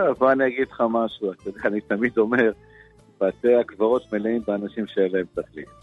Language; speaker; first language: Hebrew; native; Hebrew